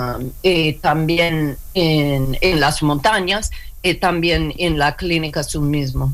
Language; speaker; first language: Spanish; non-native, learner; English